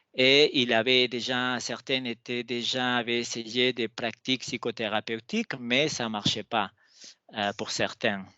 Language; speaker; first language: French; non-native, fluent; Spanish